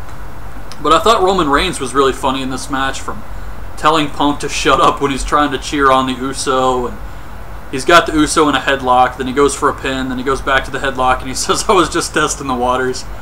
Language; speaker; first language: English; native; English